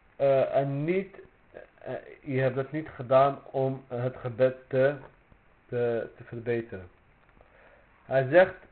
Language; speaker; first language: Dutch; early bilingual, other home language; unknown